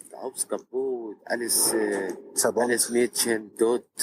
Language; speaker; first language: German; non-native, learner; Arabic